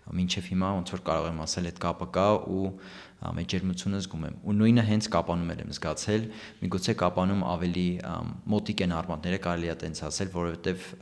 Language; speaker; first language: Armenian; early bilingual, heritage; Armenian